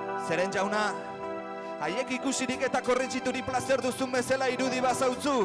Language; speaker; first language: Basque; native; Basque